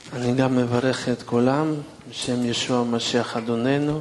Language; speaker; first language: Hebrew; non-native, fluent; Russian